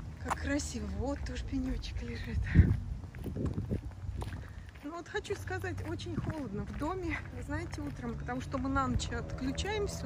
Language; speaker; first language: Russian; native; Russian